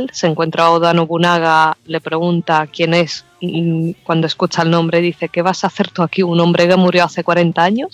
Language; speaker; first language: Spanish; native; Spanish